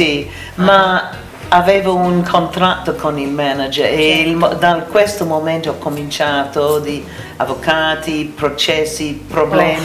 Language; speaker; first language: Italian; non-native, learner; English